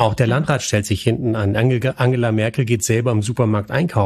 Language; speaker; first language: German; native; German